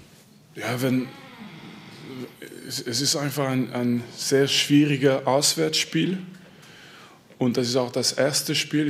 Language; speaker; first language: German; non-native, fluent; French